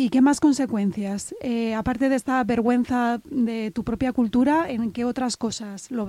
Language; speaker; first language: Spanish; native; Spanish